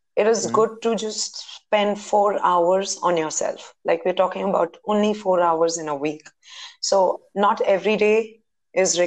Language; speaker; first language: English; non-native, local second language; Hindi